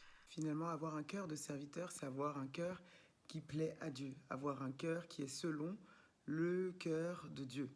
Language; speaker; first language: French; native; French